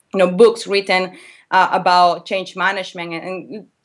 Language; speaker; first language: English; non-native, fluent; Spanish